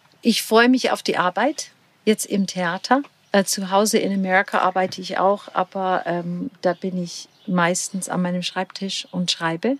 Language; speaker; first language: German; non-native, fluent; English